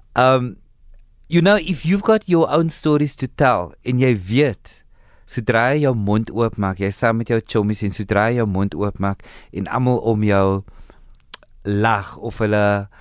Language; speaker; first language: Afrikaans; early bilingual, heritage; Afrikaans